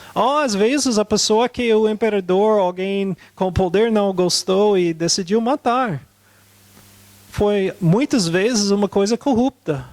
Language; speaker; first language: Portuguese; non-native, fluent; English